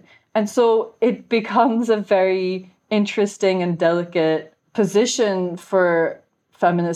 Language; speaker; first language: English; non-native, local second language; Urdu